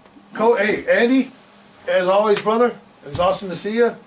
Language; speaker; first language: English; native; English